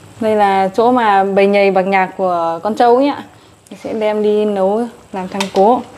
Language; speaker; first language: Vietnamese; non-native, local second language; Iu Mien